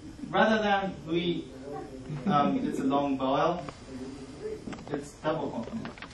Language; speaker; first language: English; non-native, fluent; Japanese